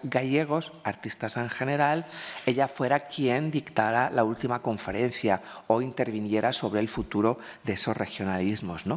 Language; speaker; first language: Spanish; native; Spanish